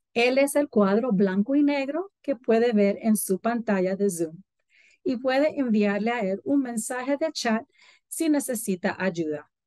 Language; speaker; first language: Spanish; early bilingual, heritage; Spanish